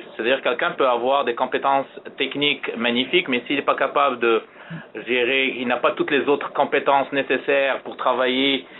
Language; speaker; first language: French; native; French